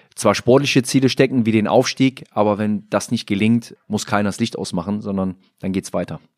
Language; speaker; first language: German; native; German